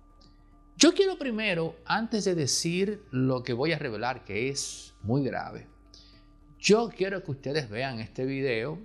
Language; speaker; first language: Spanish; native; Spanish